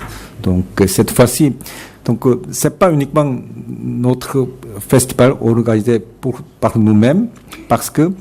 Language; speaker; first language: French; non-native, fluent; Korean